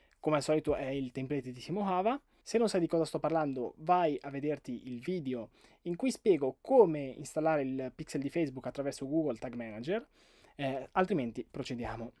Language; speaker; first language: Italian; native; Italian